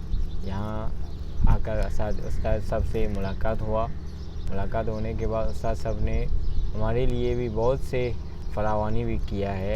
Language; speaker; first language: Hindi; non-native, learner; Burmese